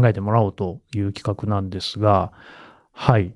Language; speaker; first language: Japanese; native; Japanese